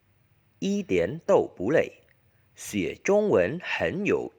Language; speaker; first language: Chinese; non-native, learner; Khmer